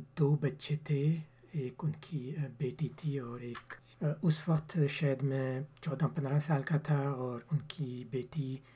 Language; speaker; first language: Urdu; early bilingual, heritage; Urdu